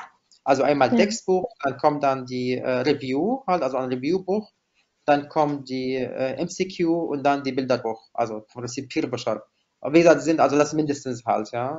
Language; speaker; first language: German; non-native, fluent; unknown